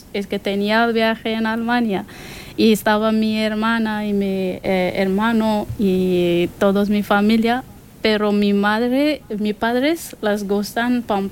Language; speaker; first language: Spanish; non-native, learner; Persian